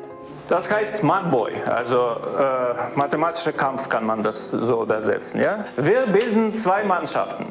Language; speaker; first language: German; non-native, fluent; Russian